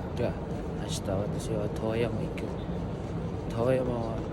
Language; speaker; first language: Japanese; non-native, learner; Indonesian